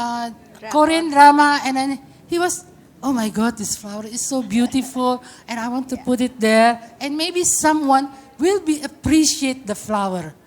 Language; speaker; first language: English; non-native, fluent; Indonesian